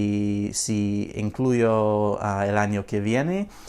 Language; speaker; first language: Spanish; non-native, fluent; English